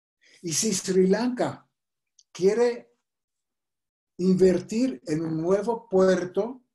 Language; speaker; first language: Spanish; non-native, fluent; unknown